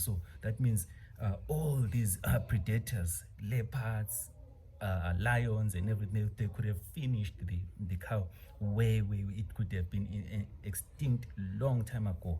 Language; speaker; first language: English; non-native, local second language; Xhosa